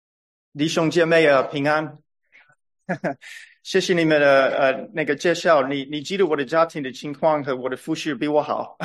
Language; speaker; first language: Chinese; non-native, fluent; English